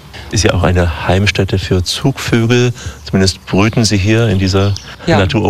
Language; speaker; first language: German; native; German